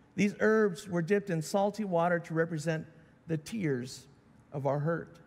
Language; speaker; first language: English; native; English